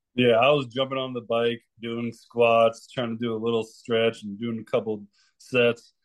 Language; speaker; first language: English; early bilingual, other home language; Spanish